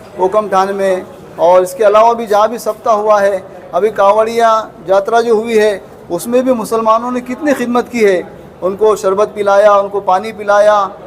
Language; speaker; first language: Urdu; native; Urdu